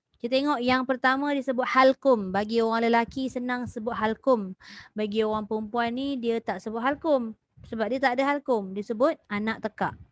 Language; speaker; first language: Malay; native; Malay